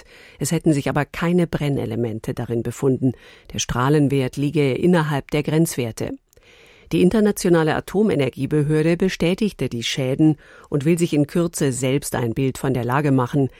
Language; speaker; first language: German; native; German